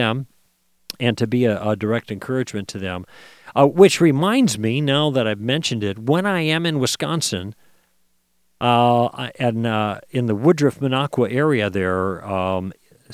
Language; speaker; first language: English; native; English